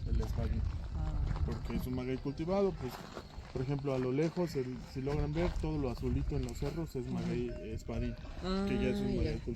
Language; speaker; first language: Spanish; native; Spanish